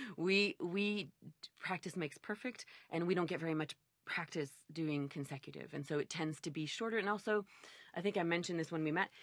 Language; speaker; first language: English; native; English